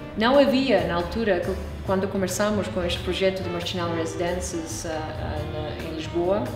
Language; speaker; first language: Portuguese; non-native, fluent; English